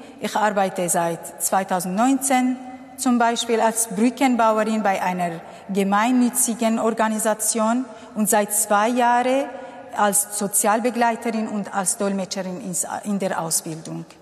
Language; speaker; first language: German; non-native, fluent; Kurdish